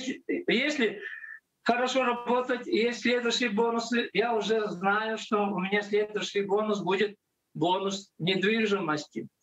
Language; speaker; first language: Russian; non-native, local second language; Latvian